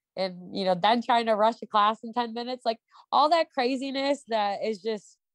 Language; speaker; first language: English; native; English